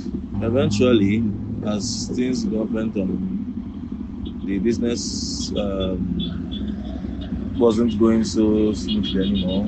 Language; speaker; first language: English; non-native, local second language; Igbo